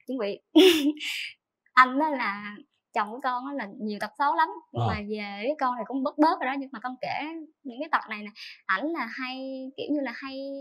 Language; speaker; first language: Vietnamese; native; Vietnamese